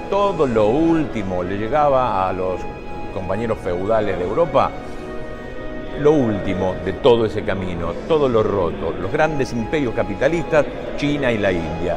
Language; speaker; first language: Spanish; native; Spanish